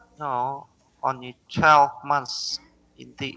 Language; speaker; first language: English; non-native, learner; Vietnamese